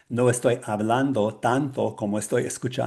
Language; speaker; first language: Spanish; non-native, learner; English